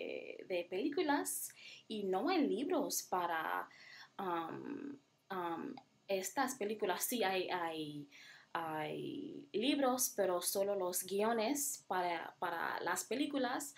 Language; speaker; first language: Spanish; non-native, learner; English